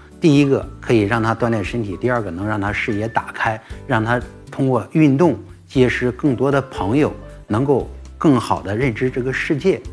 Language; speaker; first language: Chinese; native; Chinese